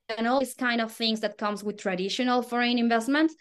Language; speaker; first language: English; non-native, fluent; Spanish